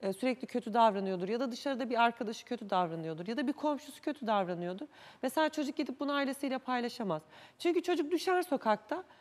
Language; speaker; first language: Turkish; native; Turkish